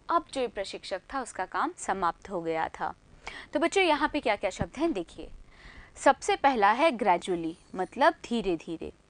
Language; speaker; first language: Hindi; native; Hindi